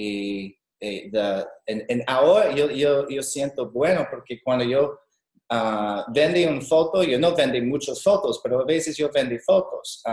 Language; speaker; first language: Spanish; non-native, learner; English